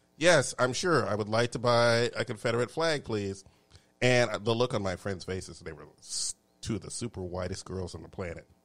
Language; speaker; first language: English; native; English